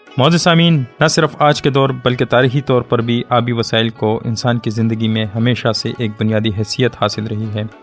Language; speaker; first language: Urdu; non-native, local second language; Pashto